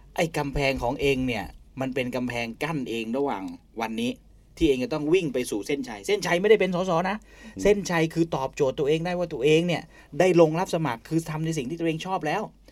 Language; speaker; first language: Thai; native; Thai